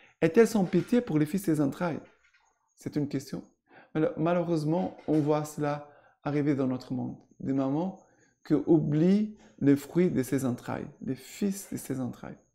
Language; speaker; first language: French; non-native, fluent; Portuguese